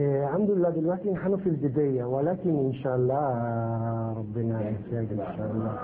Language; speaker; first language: Arabic; non-native, learner; Italian